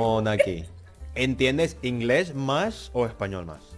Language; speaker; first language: Spanish; non-native, learner; Indonesian